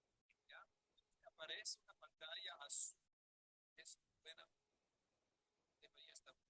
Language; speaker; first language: Spanish; non-native, learner; German